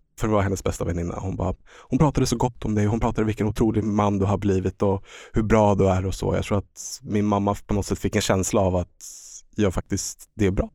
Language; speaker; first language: Swedish; early bilingual, other home language; Estonian